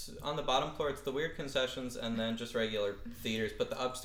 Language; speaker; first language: English; native; English